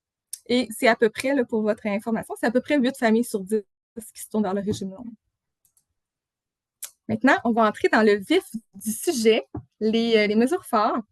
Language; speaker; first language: French; native; French